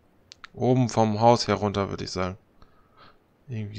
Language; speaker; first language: German; native; German